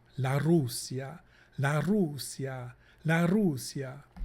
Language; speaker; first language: Italian; non-native, fluent; English